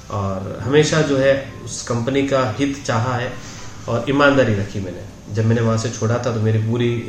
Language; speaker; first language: Hindi; native; Hindi